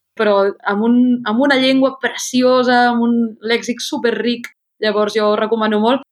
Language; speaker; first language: Catalan; native; Catalan